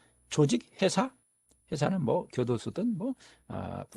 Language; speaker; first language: Korean; native; Korean